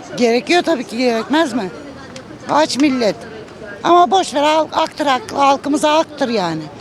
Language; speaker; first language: Turkish; native; Turkish